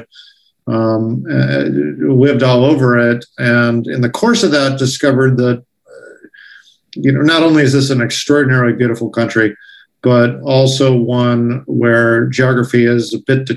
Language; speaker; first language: English; native; English